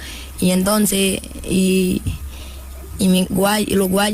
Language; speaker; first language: Spanish; early bilingual, other home language; Haitian Creole